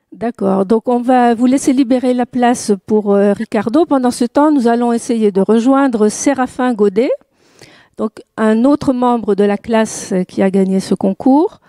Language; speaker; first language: French; native; French